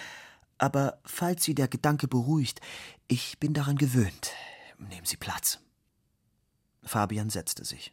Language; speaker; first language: German; native; German